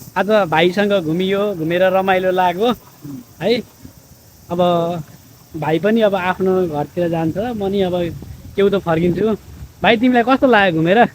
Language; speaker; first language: Nepali; native; Nepali